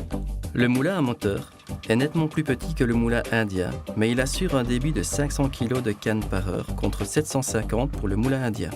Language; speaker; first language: French; native; French